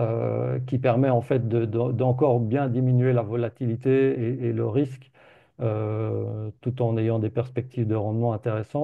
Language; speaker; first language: French; native; French